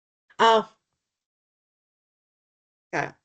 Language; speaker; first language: English; non-native, learner; Spanish